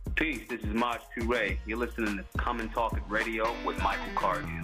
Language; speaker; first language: English; non-native, fluent; Spanish